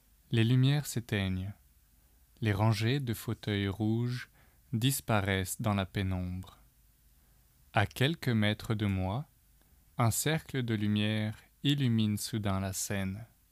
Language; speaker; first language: French; native; French